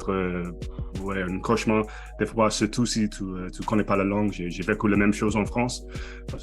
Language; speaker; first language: French; non-native, fluent; English